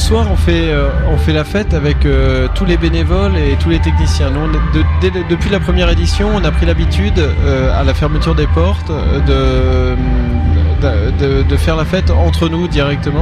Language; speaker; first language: French; native; French